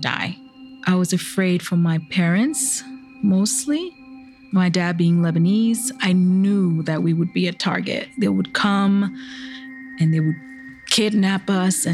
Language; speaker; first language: English; native; English